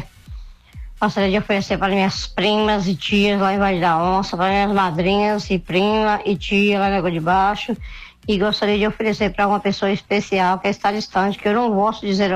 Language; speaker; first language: Portuguese; native; Portuguese